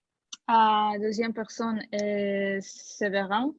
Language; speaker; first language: French; non-native, learner; Russian